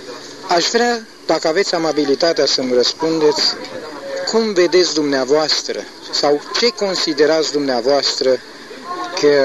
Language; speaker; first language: Romanian; native; Romanian